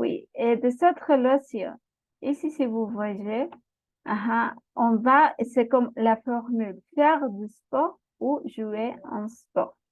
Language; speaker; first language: French; non-native, fluent; Spanish